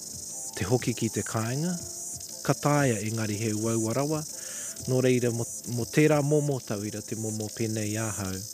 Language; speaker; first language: Māori; non-native, local second language; English